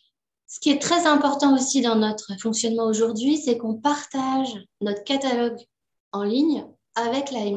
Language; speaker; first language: French; native; French